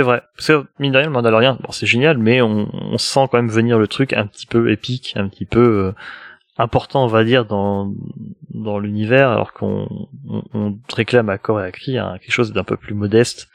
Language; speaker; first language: French; native; French